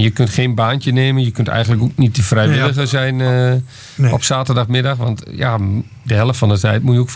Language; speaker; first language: Dutch; native; Dutch